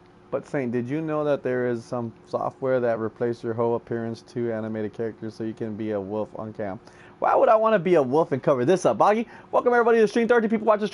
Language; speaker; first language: English; native; English